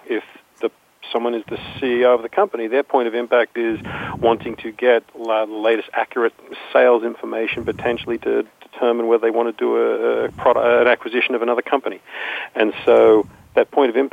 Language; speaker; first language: English; native; English